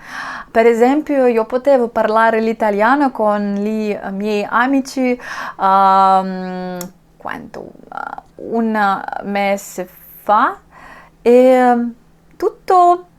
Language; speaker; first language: Italian; non-native, learner; Russian